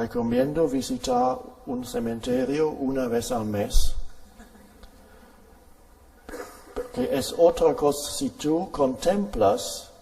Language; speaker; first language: Spanish; non-native, fluent; German